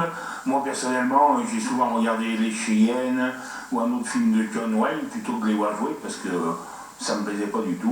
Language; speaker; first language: French; native; French